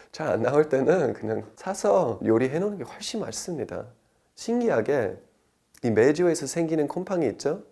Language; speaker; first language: Korean; non-native, fluent; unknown